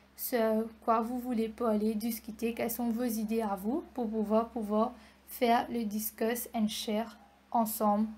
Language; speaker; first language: French; non-native, local second language; Morisyen